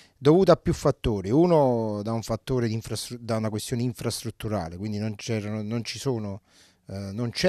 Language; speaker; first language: Italian; native; Italian